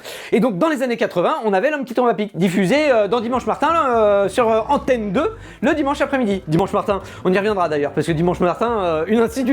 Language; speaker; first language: French; native; French